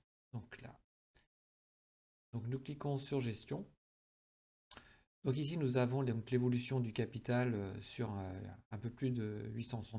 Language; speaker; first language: French; native; French